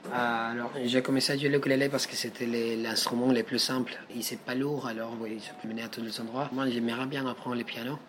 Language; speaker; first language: French; non-native, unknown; Spanish